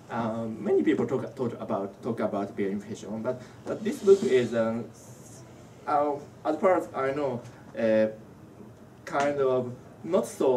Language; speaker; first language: English; non-native, learner; Japanese